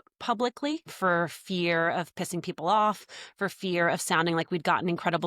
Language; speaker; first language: English; native; English